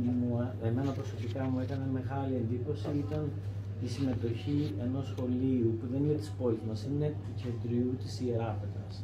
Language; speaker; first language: Greek; native; Greek